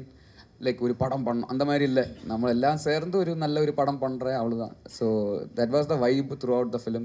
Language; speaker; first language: Tamil; non-native, learner; Malayalam